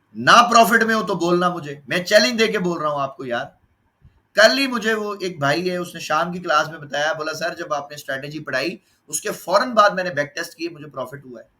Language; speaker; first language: Urdu; non-native, local second language; Punjabi